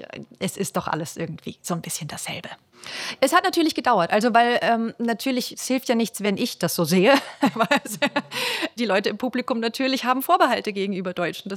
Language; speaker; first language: German; native; German